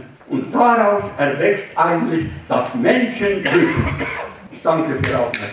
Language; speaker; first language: German; native; German